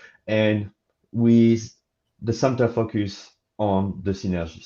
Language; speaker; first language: English; non-native, fluent; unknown